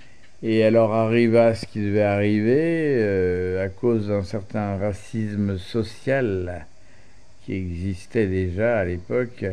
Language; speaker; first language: French; native; French